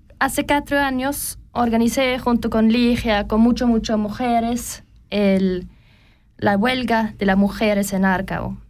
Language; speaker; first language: Spanish; non-native, learner; German